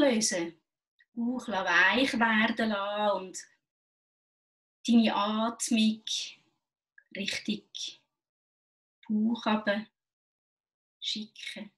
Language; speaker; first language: German; native; German